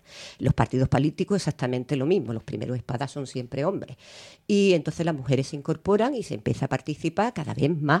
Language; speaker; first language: Spanish; native; Spanish